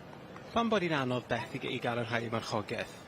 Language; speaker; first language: Welsh; native; Welsh